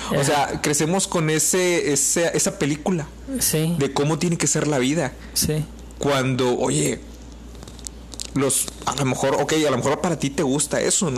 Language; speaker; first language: Spanish; native; Spanish